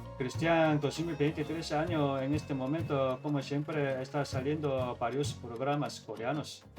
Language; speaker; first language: Spanish; non-native, learner; Korean